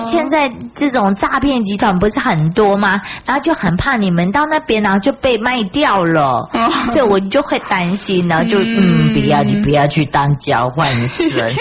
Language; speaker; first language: Chinese; native; Chinese